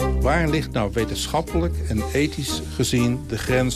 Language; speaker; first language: Dutch; native; Dutch